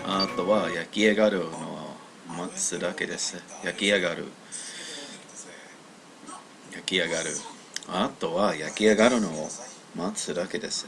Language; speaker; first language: Japanese; non-native, learner; English